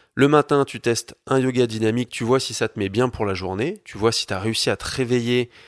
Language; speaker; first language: French; native; French